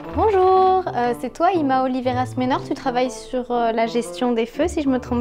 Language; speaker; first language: French; native; French